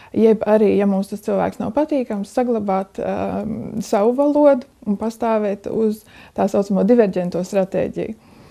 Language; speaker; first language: Latvian; native; Latvian